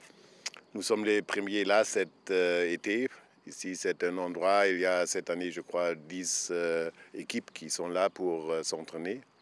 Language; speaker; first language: French; non-native, fluent; German